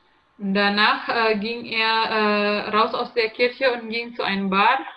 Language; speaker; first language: German; non-native, learner; Indonesian